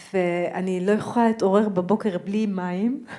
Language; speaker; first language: Hebrew; non-native, local second language; Arabic